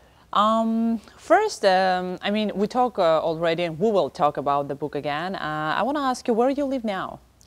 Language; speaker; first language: English; non-native, learner; Armenian